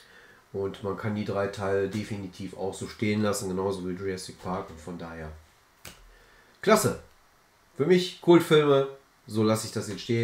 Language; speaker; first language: German; native; German